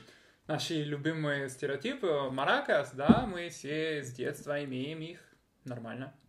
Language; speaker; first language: Russian; non-native, fluent; Spanish